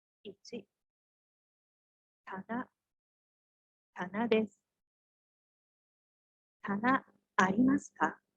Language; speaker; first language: Japanese; non-native, learner; Indonesian